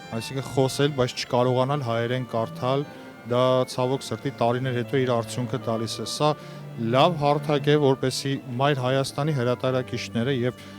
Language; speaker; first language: Armenian; native; Armenian